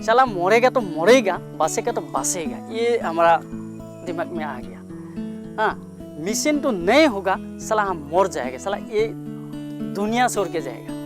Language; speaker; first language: Hindi; non-native, local second language; Assamese